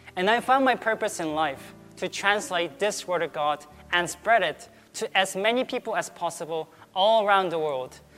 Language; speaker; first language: English; early bilingual, other home language; Korean